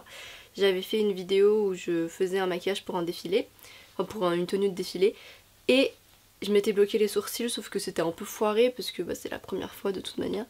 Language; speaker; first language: French; native; French